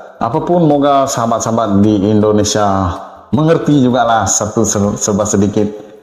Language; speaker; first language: Malay; native; Malay